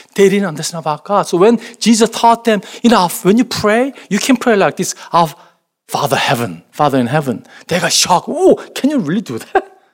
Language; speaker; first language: English; non-native, fluent; Korean